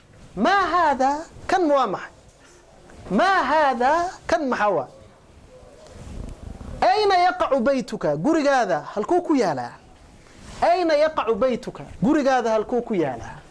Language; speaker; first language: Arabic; non-native, local second language; Somali